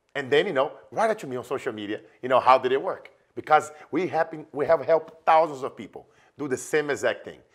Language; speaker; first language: English; non-native, fluent; Portuguese